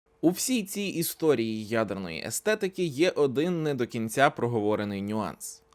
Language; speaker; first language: Ukrainian; native; Ukrainian